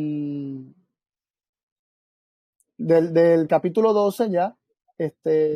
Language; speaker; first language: Spanish; native; Spanish